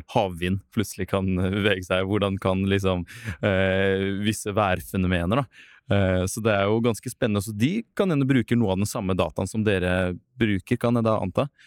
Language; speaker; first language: Norwegian; non-native, fluent; Russian